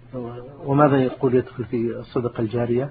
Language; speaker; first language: Arabic; native; Arabic